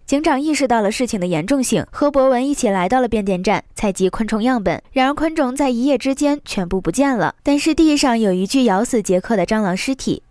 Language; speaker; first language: Chinese; native; Chinese